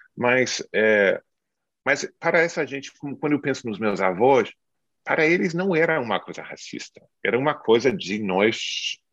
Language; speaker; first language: Portuguese; non-native, fluent; English